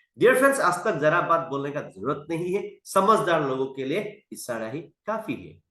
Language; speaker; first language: Hindi; non-native, local second language; Assamese